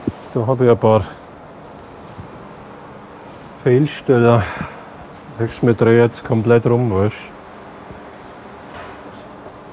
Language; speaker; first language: German; native; German